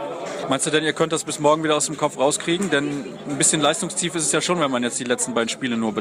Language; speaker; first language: German; native; German